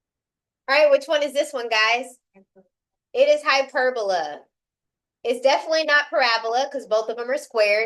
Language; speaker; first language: English; native; English